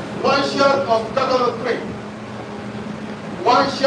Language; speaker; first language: English; non-native, learner; Spanish